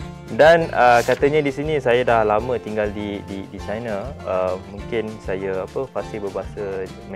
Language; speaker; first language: Malay; native; Malay